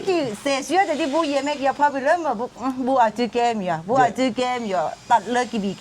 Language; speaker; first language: Turkish; non-native, learner; Thai